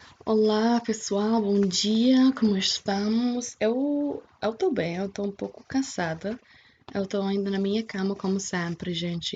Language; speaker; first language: Portuguese; non-native, fluent; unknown